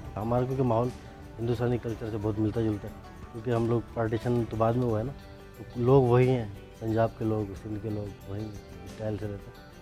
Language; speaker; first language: Urdu; native; Urdu